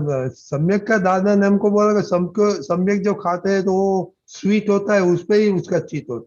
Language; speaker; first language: Hindi; non-native, local second language; Gujarati